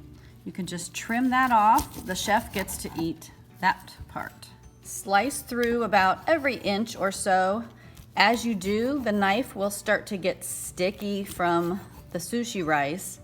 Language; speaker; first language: English; native; English